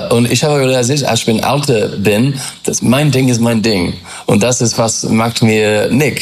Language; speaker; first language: German; non-native, learner; English